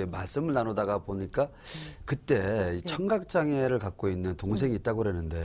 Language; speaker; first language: Korean; native; Korean